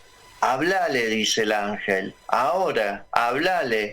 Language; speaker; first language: Spanish; native; Spanish